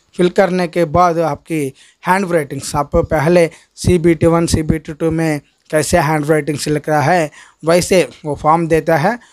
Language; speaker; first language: Hindi; non-native, local second language; Telugu